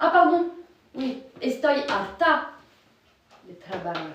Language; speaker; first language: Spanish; non-native, learner; French